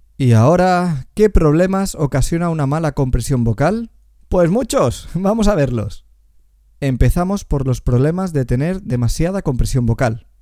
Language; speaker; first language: Spanish; native; Spanish